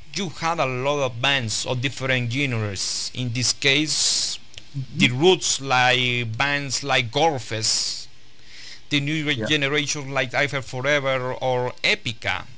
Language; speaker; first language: English; non-native, learner; Spanish